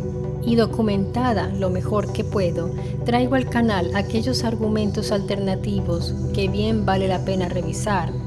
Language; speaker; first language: Spanish; non-native, fluent; Italian